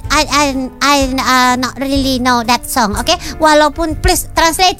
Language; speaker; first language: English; non-native, learner; Indonesian